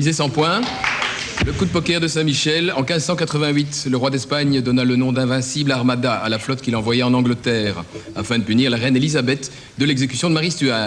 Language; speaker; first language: French; native; French